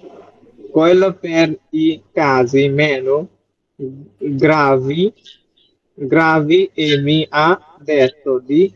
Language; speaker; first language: Italian; non-native, learner; Bangla